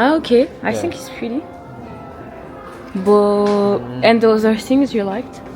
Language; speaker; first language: English; non-native, learner; French